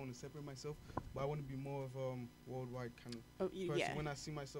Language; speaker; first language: English; non-native, local second language; Yoruba